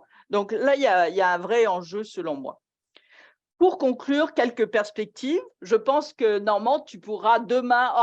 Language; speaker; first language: French; native; French